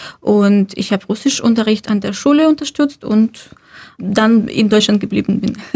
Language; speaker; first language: German; non-native, fluent; Russian